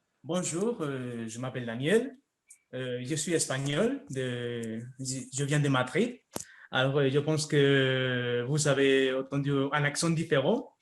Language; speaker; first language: French; non-native, fluent; Spanish